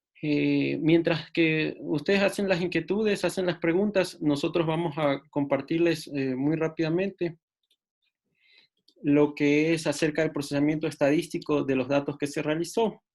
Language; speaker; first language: Spanish; native; Spanish